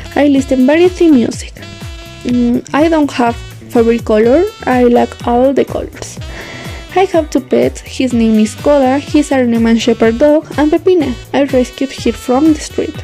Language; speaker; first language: English; non-native, learner; Spanish